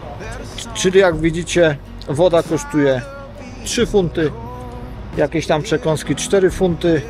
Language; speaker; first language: Polish; native; Polish